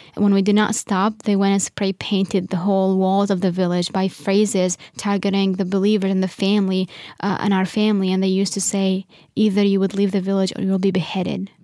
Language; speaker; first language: English; non-native, fluent; Arabic